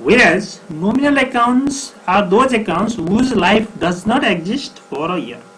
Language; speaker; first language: English; non-native, local second language; Nepali